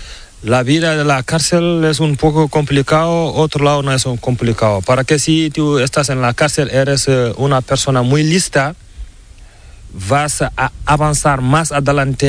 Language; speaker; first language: Spanish; non-native, learner; Fula